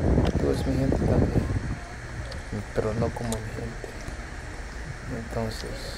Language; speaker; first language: Spanish; early bilingual, heritage; English